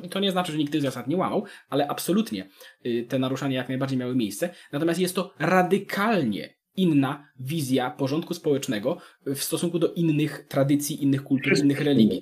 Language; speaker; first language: Polish; native; Polish